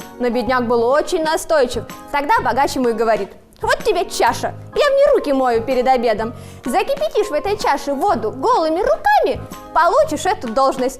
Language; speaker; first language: Russian; native; Russian